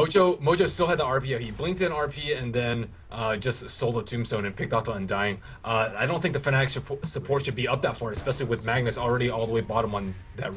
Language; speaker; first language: English; native; English